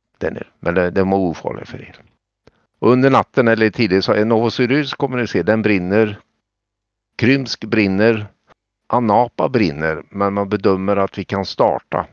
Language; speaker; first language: Swedish; native; Swedish